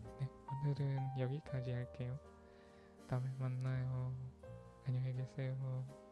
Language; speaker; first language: Korean; non-native, learner; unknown